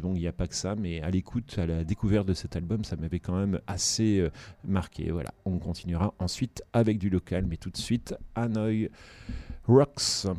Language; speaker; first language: French; native; French